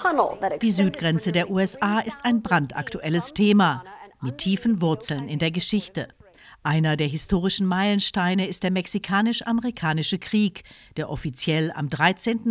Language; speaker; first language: German; native; German